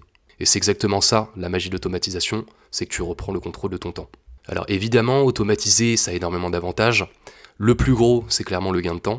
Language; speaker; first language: French; native; French